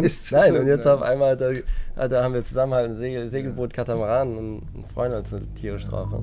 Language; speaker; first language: German; native; German